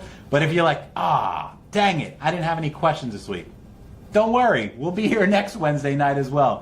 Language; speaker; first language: English; native; English